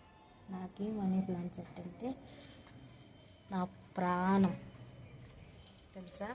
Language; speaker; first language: Telugu; native; Telugu